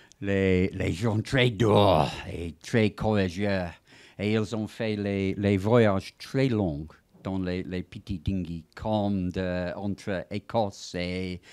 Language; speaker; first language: French; non-native, fluent; English